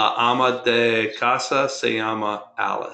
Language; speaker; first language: Spanish; non-native, fluent; English